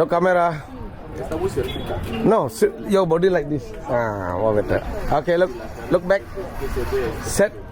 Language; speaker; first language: English; non-native, learner; Indonesian